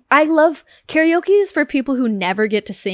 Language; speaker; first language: English; native; English